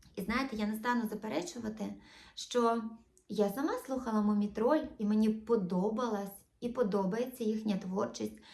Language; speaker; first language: Ukrainian; non-native, local second language; Russian